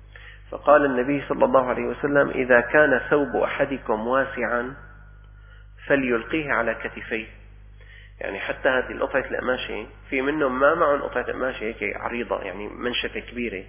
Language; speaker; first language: Arabic; native; Arabic